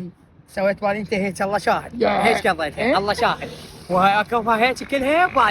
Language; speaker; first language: Arabic; native; Arabic